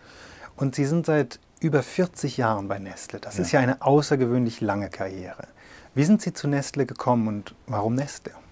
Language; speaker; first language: German; native; German